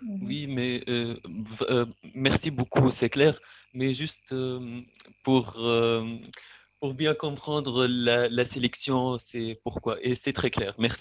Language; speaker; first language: French; non-native, local second language; Arabic